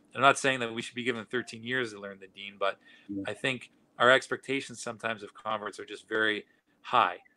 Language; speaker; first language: English; native; English